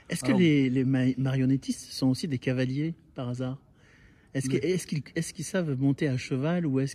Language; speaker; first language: French; native; French